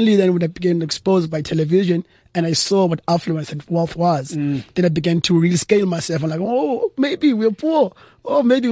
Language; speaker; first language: English; non-native, local second language; Xhosa